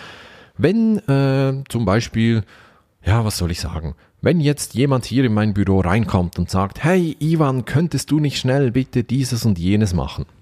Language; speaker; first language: German; native; German